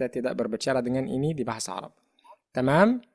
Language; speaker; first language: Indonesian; non-native, fluent; Arabic